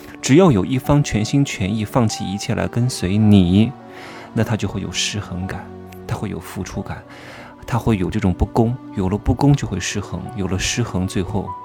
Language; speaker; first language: Chinese; native; Chinese